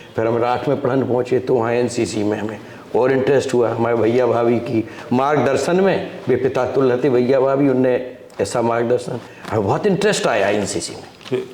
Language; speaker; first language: Hindi; native; Hindi